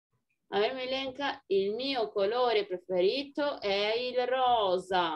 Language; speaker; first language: Italian; non-native, fluent; Spanish